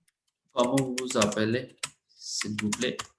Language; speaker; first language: French; non-native, learner; Hindi